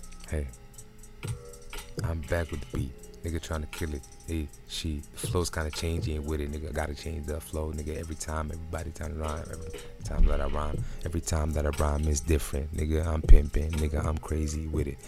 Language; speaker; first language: English; early bilingual, other home language; Arabic